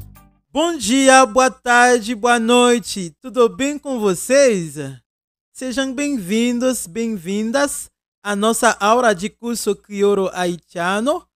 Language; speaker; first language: Portuguese; non-native, fluent; Haitian Creole